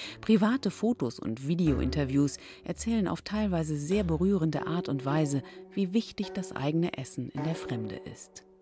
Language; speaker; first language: German; native; German